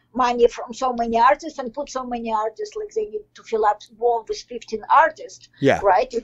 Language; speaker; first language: English; non-native, fluent; Russian